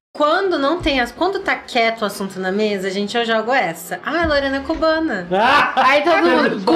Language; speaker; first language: Portuguese; native; Portuguese